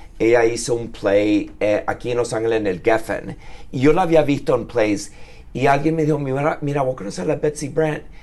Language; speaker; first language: Spanish; early bilingual, heritage; Spanish